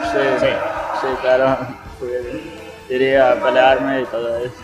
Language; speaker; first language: Spanish; non-native, fluent; Ukrainian